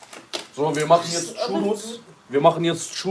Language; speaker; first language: German; early bilingual, other home language; Kurdish